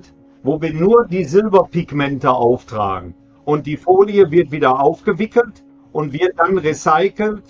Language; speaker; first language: German; native; German